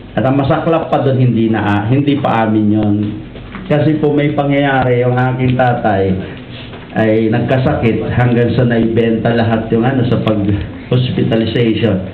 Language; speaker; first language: Filipino; non-native, local second language; Iloko